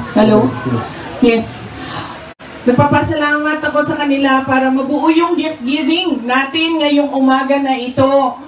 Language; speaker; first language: Filipino; non-native, local second language; Cebuano